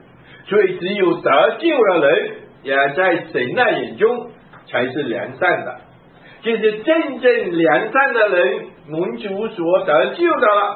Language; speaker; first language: Chinese; native; Chinese